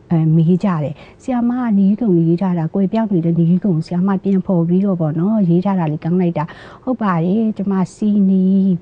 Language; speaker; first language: Burmese; native; Burmese